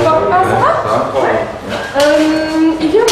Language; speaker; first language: French; native; French